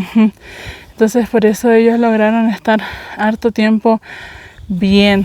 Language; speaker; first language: Spanish; native; Spanish